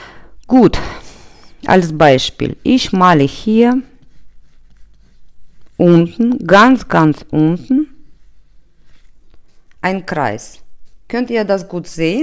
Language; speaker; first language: German; non-native, learner; Russian